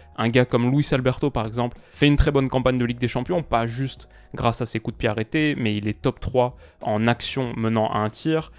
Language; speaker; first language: French; native; French